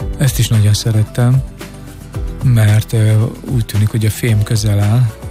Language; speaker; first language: Hungarian; native; Hungarian